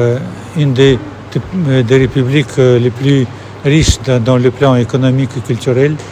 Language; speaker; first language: French; non-native, fluent; Russian